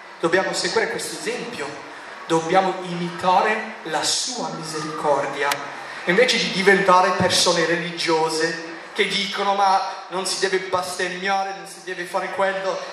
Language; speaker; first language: Italian; non-native, fluent; English